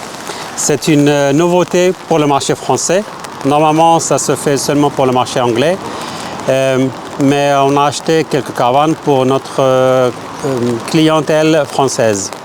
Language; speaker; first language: French; non-native, fluent; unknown